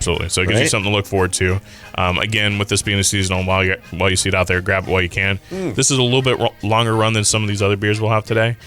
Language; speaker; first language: English; native; English